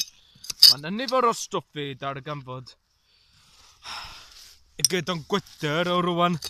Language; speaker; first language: Welsh; non-native, learner; English